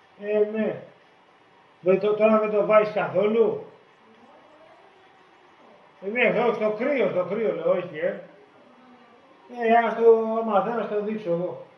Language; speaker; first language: Greek; native; Greek